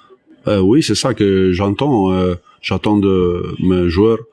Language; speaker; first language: French; non-native, learner; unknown